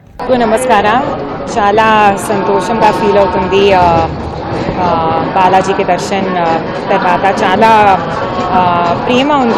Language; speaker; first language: Telugu; non-native, learner; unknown